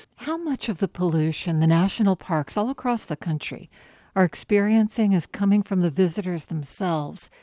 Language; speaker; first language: English; native; English